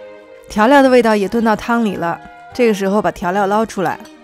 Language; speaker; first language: Chinese; native; Chinese